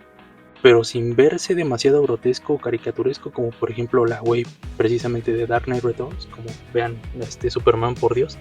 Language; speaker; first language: Spanish; native; Spanish